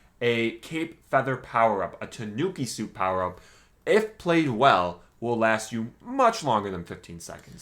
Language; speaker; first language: English; native; English